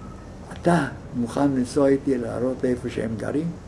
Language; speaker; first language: Hebrew; non-native, fluent; Yiddish